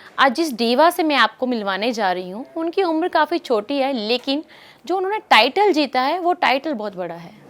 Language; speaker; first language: Hindi; native; Hindi